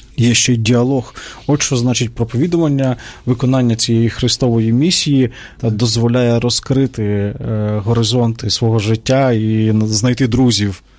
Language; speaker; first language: Ukrainian; native; Ukrainian